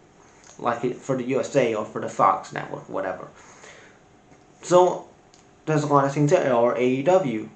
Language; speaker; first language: English; native; English